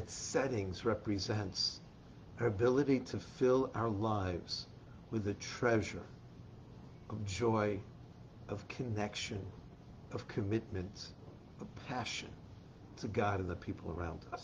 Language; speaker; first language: English; native; English